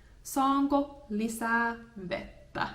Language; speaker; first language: Finnish; native; Finnish